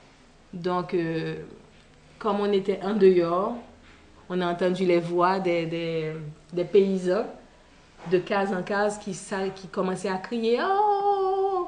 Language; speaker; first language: French; non-native, local second language; Haitian Creole